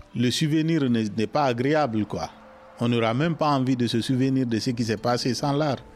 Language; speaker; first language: French; non-native, local second language; Mandingo